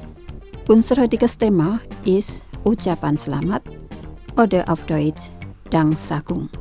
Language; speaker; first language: German; non-native, fluent; Indonesian